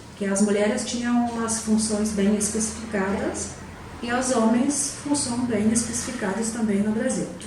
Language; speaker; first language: Portuguese; non-native, fluent; Polish